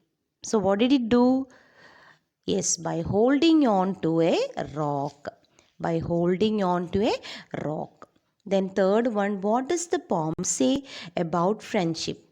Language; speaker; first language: English; non-native, local second language; Malayalam